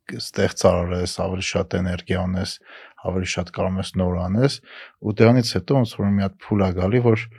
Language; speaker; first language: Armenian; native; Armenian